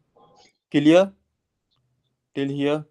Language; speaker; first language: English; non-native, local second language; Hindi